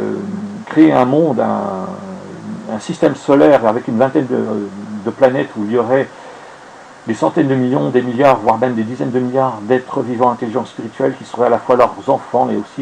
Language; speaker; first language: French; native; French